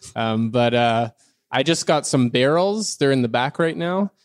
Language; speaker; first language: English; non-native, fluent; French